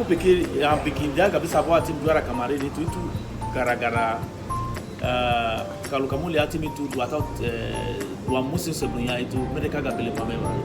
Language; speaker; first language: Indonesian; non-native, fluent; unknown